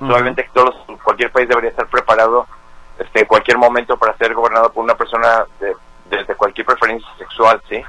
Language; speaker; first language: Spanish; native; Spanish